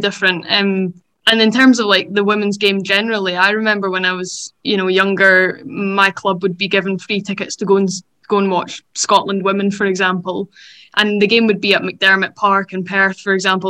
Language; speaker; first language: English; native; English